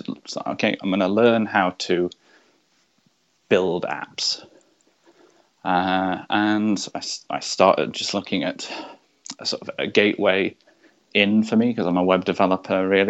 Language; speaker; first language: English; native; English